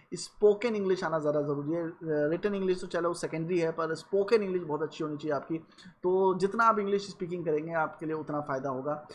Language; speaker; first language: Hindi; native; Hindi